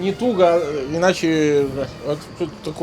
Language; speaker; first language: Russian; non-native, fluent; Italian